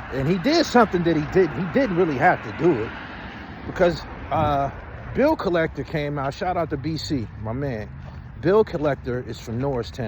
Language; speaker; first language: English; native; English